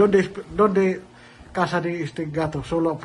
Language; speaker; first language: Spanish; non-native, learner; Filipino